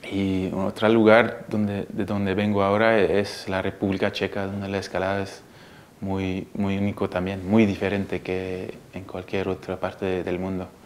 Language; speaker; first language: Spanish; early bilingual, heritage; Spanish